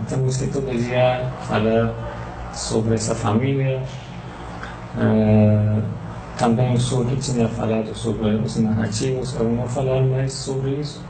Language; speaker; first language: Portuguese; non-native, learner; Persian